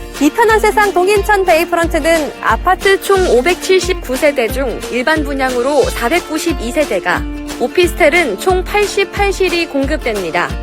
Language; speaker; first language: Korean; native; Korean